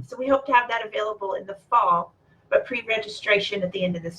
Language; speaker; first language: English; native; English